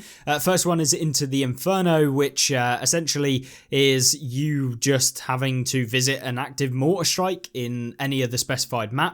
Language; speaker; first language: English; native; English